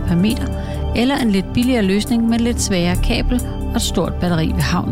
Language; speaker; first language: Danish; native; Danish